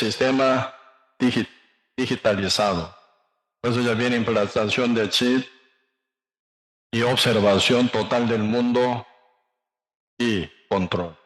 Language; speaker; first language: Spanish; non-native, learner; Korean